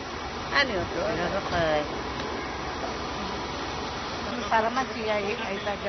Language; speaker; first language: Hebrew; non-native, fluent; Malayalam